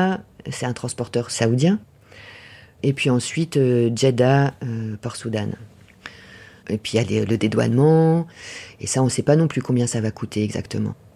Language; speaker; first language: French; native; French